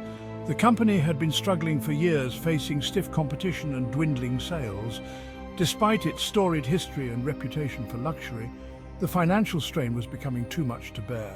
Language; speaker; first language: English; native; English